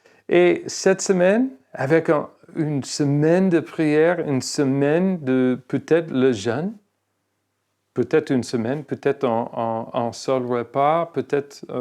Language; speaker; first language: French; non-native, fluent; English